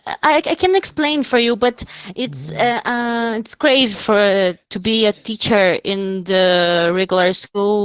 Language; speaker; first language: English; non-native, fluent; Portuguese